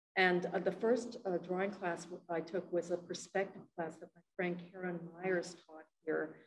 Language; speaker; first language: English; native; English